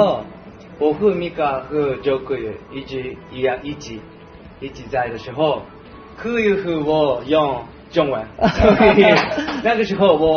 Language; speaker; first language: Chinese; non-native, learner; Japanese